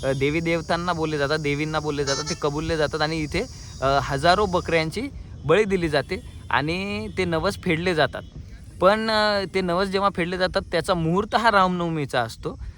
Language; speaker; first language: Marathi; non-native, local second language; Lambadi